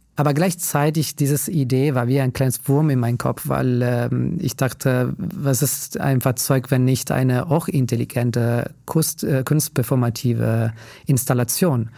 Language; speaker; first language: German; non-native, fluent; Italian